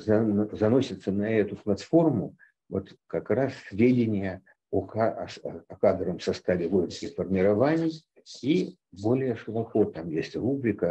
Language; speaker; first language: Russian; native; Russian